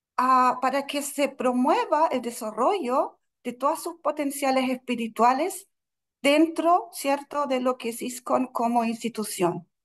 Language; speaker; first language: Spanish; non-native, fluent; Russian